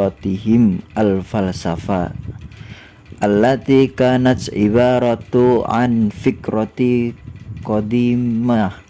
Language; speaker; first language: Arabic; non-native, learner; Indonesian